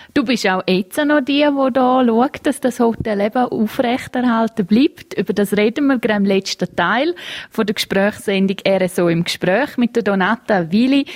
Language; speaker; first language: German; native; German